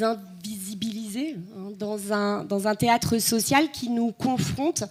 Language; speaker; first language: French; native; French